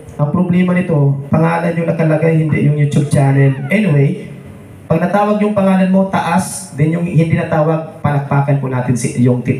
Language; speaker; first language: Filipino; non-native, local second language; Masbatenyo